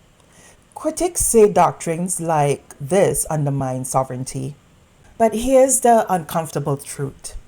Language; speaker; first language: English; native; English